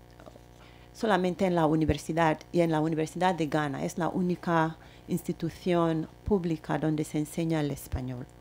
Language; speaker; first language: Spanish; non-native, fluent; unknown